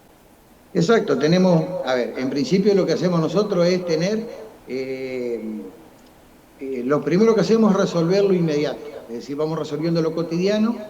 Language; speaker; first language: Spanish; native; Spanish